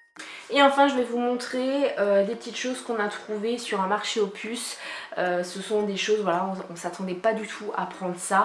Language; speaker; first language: French; native; French